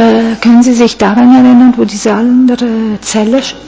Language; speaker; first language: German; non-native, fluent; Italian